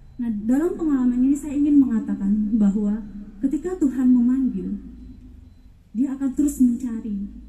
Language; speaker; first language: Indonesian; non-native, local second language; Batak Toba